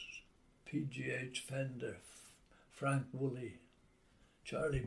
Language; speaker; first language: English; native; English